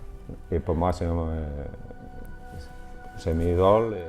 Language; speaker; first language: French; non-native, learner; Spanish